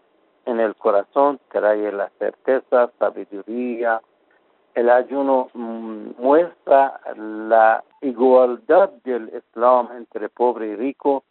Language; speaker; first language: Spanish; non-native, fluent; Persian